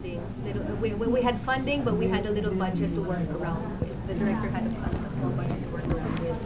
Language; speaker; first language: English; non-native, local second language; Filipino